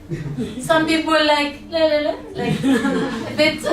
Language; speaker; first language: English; non-native, learner; Arabic